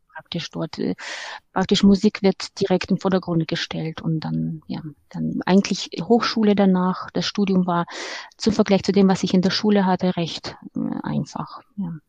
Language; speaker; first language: German; non-native, fluent; Ukrainian